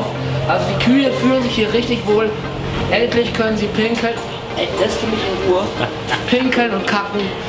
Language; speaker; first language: German; native; German